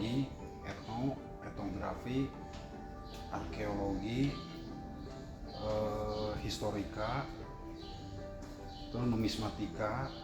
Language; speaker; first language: Indonesian; native; Indonesian